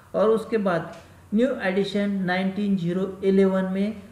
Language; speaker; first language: Hindi; non-native, local second language; Marathi